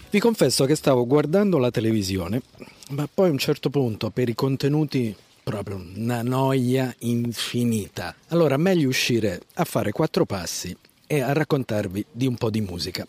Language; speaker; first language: Italian; native; Italian